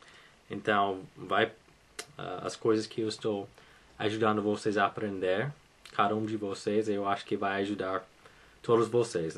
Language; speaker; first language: Portuguese; non-native, fluent; English